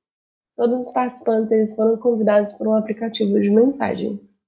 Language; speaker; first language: Portuguese; native; Portuguese